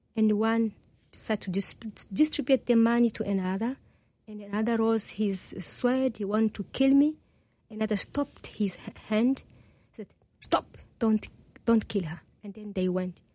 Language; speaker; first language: English; non-native, learner; Kinyarwanda